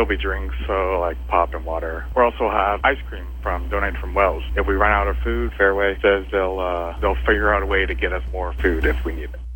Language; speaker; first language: English; native; English